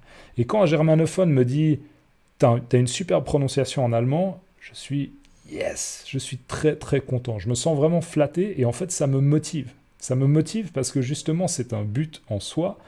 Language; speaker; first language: French; native; French